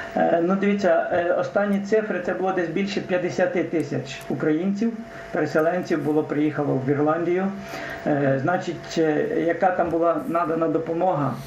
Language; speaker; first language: Ukrainian; native; Ukrainian